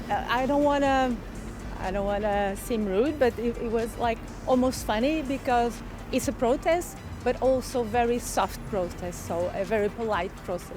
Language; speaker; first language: English; non-native, fluent; Portuguese